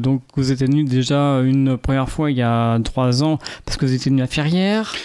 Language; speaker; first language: French; native; French